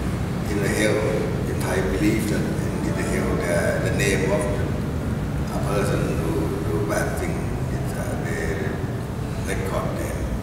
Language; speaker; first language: English; non-native, learner; Thai